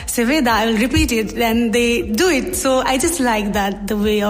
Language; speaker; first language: Slovenian; non-native, learner; Nepali